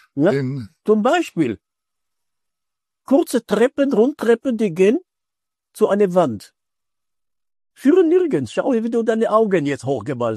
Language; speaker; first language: German; non-native, fluent; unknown